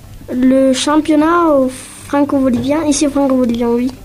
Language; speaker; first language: French; non-native, learner; Spanish